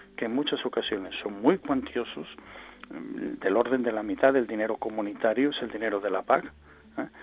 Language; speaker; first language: Spanish; native; Spanish